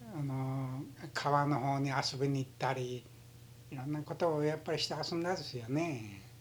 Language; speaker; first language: Japanese; early bilingual, heritage; Japanese